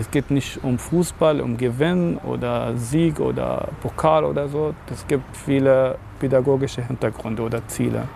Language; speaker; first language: German; non-native, fluent; Arabic